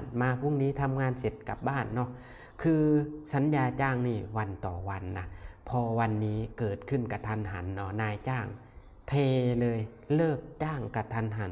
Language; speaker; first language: Thai; non-native, local second language; Northeastern Thai